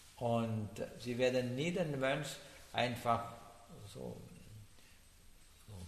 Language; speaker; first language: German; non-native, learner; Sinhala